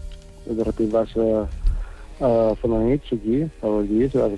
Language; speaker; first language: Spanish; non-native, learner; English